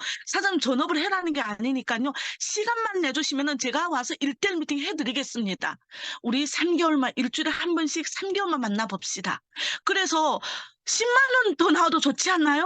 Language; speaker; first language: Korean; early bilingual, heritage; Korean